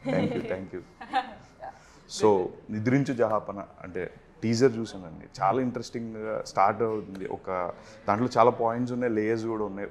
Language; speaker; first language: Telugu; native; Telugu